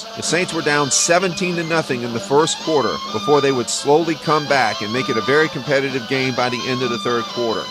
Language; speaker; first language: English; native; English